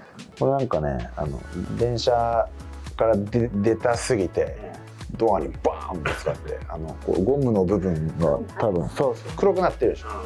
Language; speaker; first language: Japanese; native; Japanese